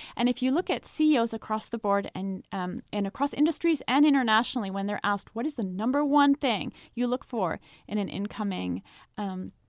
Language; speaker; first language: English; non-native, fluent; French